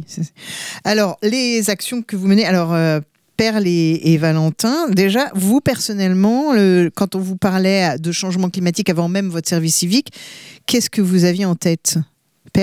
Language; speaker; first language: French; native; French